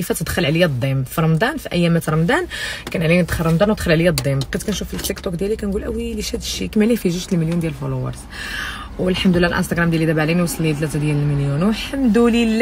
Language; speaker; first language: Arabic; native; Arabic